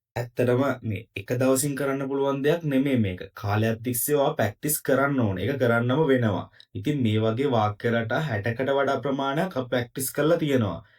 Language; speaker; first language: Sinhala; native; Sinhala